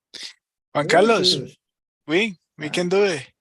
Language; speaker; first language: English; non-native, learner; Spanish